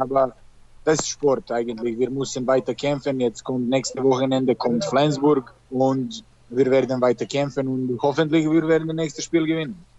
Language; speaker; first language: German; non-native, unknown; Serbian